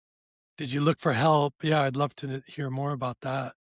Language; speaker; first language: English; native; English